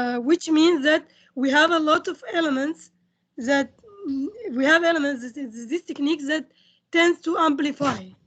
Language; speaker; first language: English; non-native, fluent; Indonesian